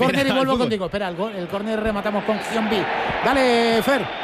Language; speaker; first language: Spanish; native; Spanish